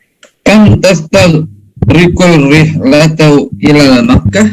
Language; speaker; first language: Arabic; non-native, learner; Indonesian